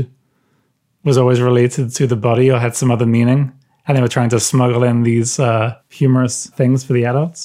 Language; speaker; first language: English; native; English